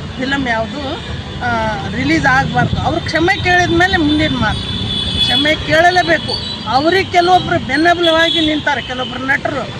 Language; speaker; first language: Kannada; non-native, local second language; Lambadi